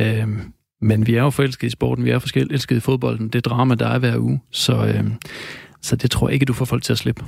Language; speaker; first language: Danish; native; Danish